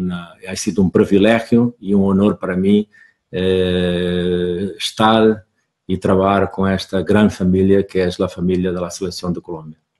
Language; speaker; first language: Spanish; non-native, fluent; Portuguese